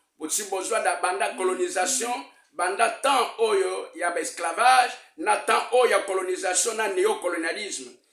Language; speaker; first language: Lingala; non-native, local second language; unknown